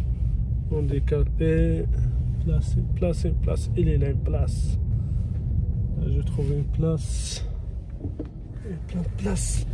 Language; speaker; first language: French; non-native, fluent; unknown